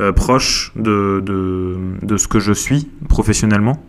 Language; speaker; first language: French; native; French